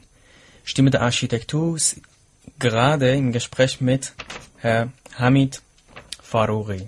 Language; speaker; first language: German; non-native, fluent; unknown